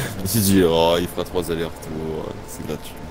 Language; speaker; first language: French; native; French